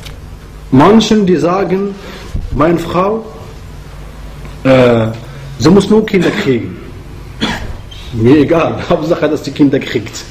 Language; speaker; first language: German; non-native, fluent; Arabic